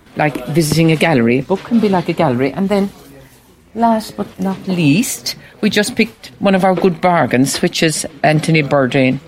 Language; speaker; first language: English; native; English